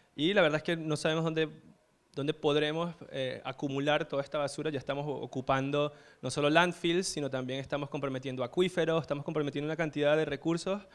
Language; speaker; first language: Spanish; native; Spanish